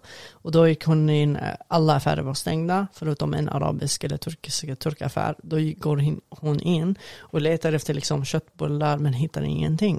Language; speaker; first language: Swedish; non-native, fluent; Arabic